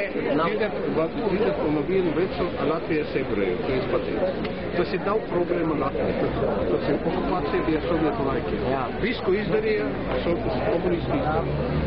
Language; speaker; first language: Latvian; non-native, learner; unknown